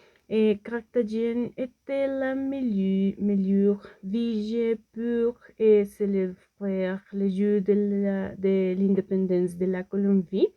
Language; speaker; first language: French; non-native, learner; Spanish